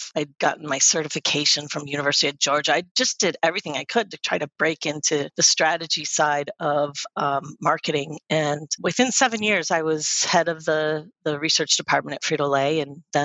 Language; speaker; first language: English; native; English